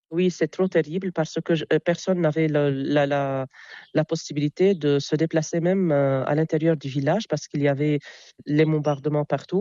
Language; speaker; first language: French; non-native, local second language; Arabic